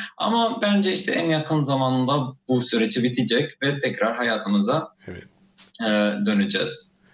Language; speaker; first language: Turkish; non-native, fluent; Arabic